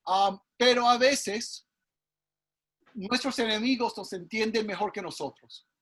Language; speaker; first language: Spanish; early bilingual, heritage; English